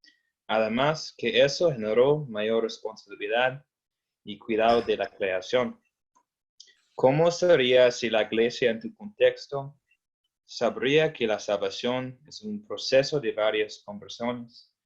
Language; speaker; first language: Spanish; non-native, fluent; English